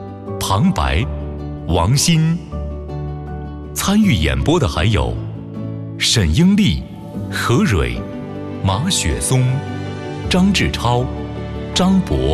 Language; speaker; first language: Chinese; native; Chinese